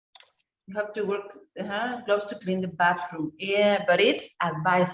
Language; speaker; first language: English; non-native, fluent; Spanish